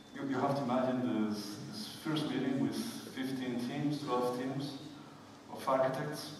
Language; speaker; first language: English; non-native, fluent; Spanish